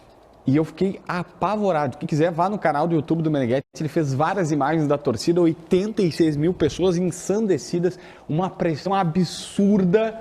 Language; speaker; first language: Portuguese; native; Portuguese